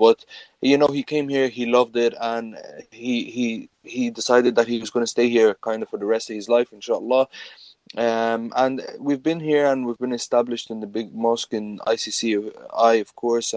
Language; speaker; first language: English; native; English